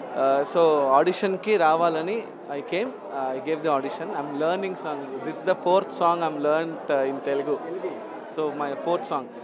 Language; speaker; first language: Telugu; non-native, learner; Kannada